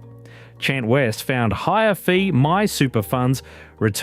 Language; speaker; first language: English; native; English